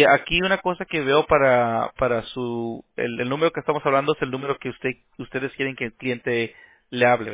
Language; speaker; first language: Spanish; early bilingual, heritage; Spanish